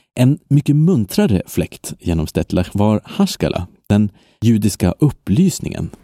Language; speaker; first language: Swedish; non-native, fluent; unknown